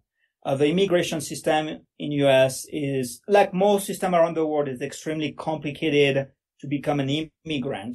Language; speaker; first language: English; non-native, fluent; French